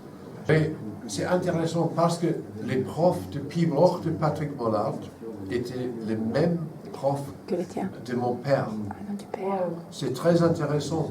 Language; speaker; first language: French; non-native, fluent; English